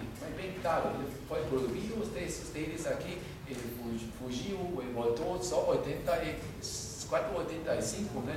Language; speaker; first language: Portuguese; non-native, fluent; German